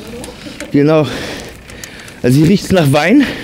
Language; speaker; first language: German; native; German